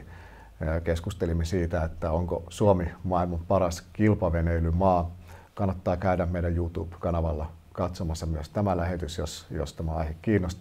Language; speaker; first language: Finnish; native; Finnish